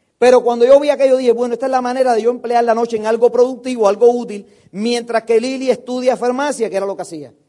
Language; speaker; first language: Spanish; native; Spanish